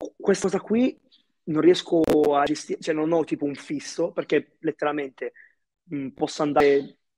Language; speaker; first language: Italian; early bilingual, other home language; Arabic